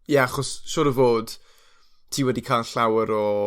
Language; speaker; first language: Welsh; non-native, fluent; English